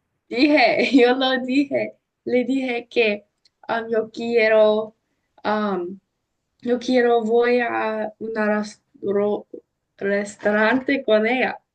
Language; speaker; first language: Spanish; non-native, learner; English